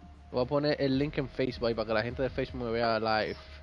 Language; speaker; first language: Spanish; early bilingual, heritage; Spanish